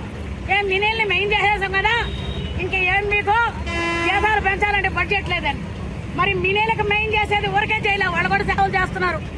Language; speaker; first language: Telugu; native; Telugu